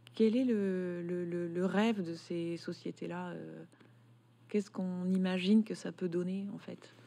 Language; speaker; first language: French; native; French